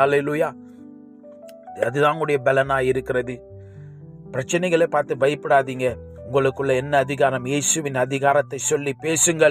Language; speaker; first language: Tamil; native; Tamil